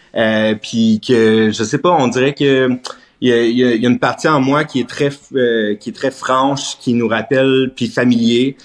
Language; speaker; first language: French; native; French